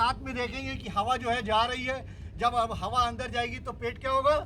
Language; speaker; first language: Hindi; native; Hindi